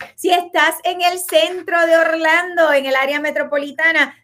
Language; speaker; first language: Spanish; native; Spanish